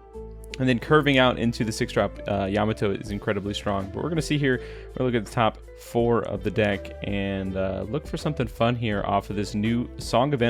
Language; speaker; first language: English; native; English